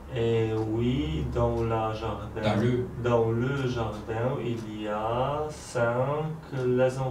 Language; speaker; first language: French; non-native, learner; Polish